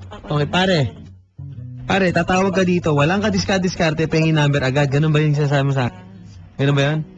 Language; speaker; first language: Filipino; native; Filipino